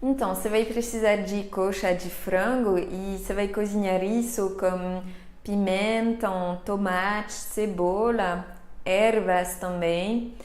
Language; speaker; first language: Portuguese; non-native, fluent; French